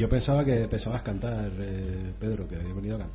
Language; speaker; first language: Spanish; native; Spanish